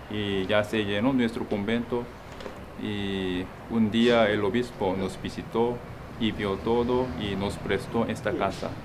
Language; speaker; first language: Spanish; non-native, fluent; Korean